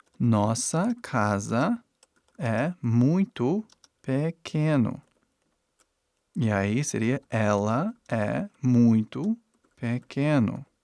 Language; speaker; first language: Portuguese; non-native, fluent; English